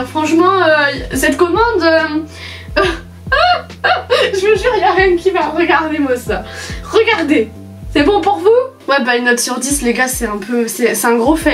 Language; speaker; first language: French; native; French